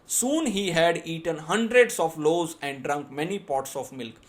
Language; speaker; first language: English; non-native, local second language; Gujarati